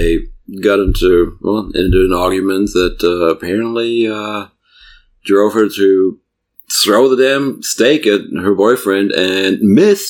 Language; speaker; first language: English; non-native, fluent; German